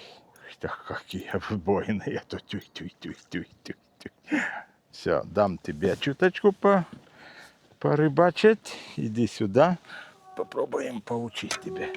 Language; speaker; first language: Russian; non-native, fluent; Lithuanian